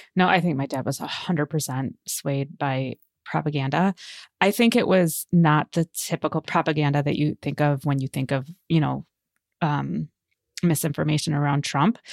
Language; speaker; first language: English; native; English